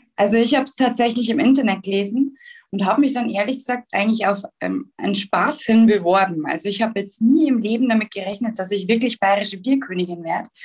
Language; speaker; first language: German; native; German